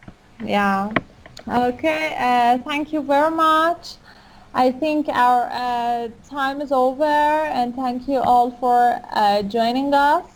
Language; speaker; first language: English; non-native, fluent; Persian